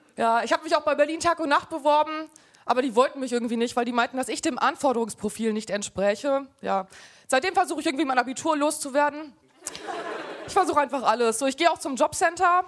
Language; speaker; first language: German; native; German